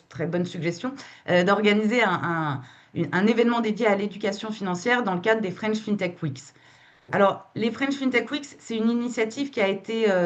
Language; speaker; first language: French; native; French